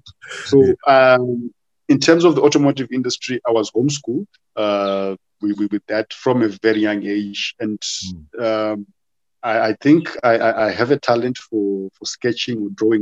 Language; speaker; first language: English; non-native, local second language; Shona